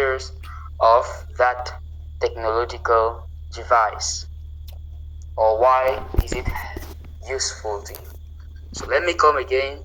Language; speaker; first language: English; non-native, local second language; French